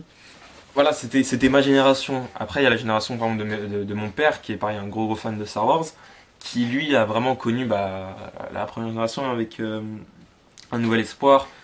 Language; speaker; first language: French; native; French